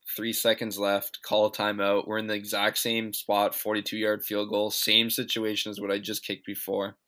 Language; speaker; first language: English; native; English